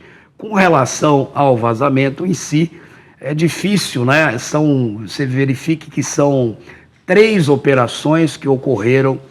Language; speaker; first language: Portuguese; native; Portuguese